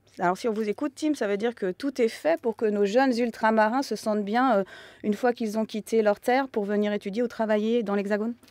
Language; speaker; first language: French; native; French